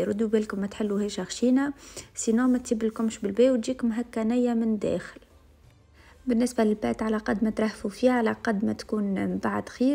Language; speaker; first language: Arabic; native; Arabic